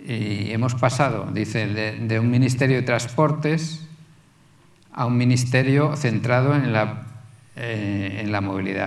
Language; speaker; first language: Spanish; native; Spanish